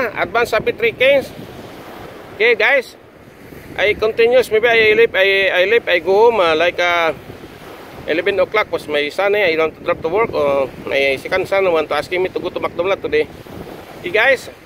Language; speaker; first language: English; non-native, fluent; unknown